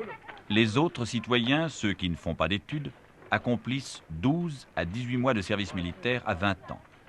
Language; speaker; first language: French; native; French